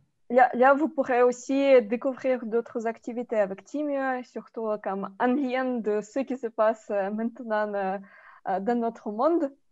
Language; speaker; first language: French; non-native, fluent; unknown